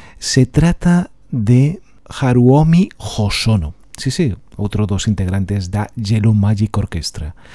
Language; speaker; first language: Galician; non-native, local second language; Spanish